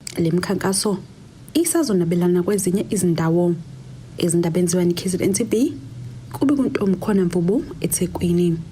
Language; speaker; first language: Zulu; native; Zulu